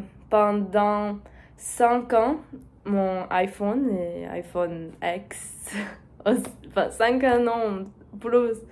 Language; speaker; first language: French; non-native, learner; Portuguese